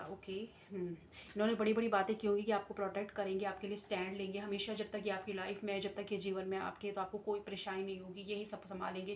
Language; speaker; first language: Hindi; native; Hindi